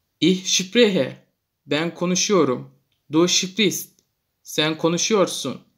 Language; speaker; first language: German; non-native, fluent; Turkish